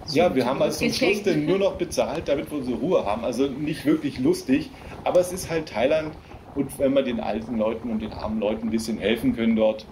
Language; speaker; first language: German; native; German